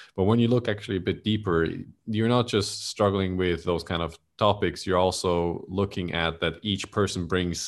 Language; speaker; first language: English; non-native, fluent; German